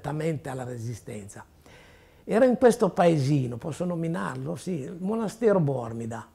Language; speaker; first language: Italian; native; Italian